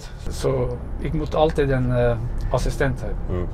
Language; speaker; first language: Dutch; non-native, fluent; Norwegian